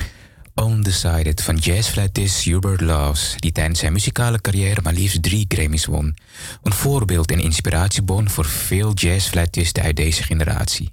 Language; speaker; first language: Dutch; native; Dutch